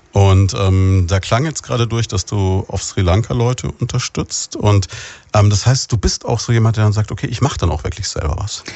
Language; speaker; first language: German; native; German